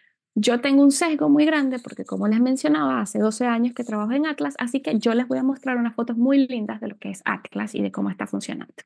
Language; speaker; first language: Spanish; native; Spanish